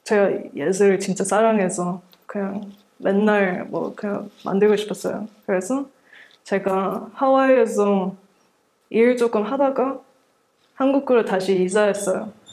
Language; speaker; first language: Korean; early bilingual, heritage; English